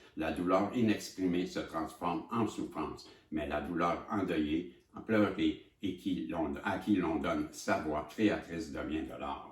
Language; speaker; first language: French; native; French